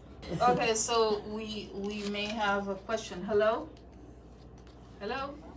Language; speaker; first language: English; non-native, fluent; Haitian Creole